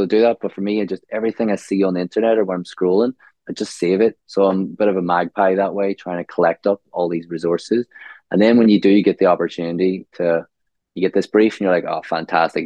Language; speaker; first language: English; native; English